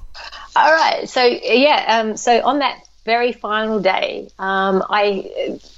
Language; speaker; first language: English; native; English